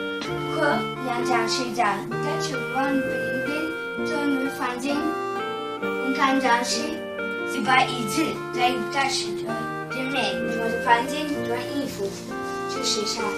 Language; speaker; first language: Chinese; non-native, learner; Russian